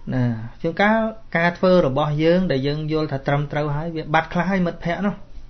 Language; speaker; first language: Khmer; native; Khmer